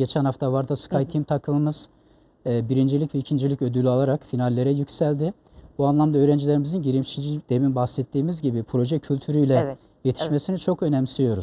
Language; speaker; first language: Turkish; native; Turkish